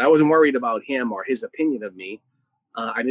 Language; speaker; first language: English; native; English